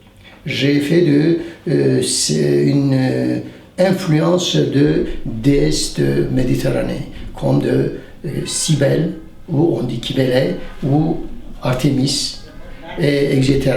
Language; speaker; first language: French; non-native, learner; Turkish